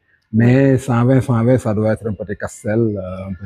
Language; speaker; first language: French; non-native, local second language; Wolof